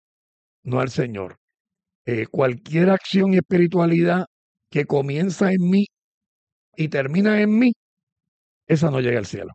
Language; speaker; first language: Spanish; native; Spanish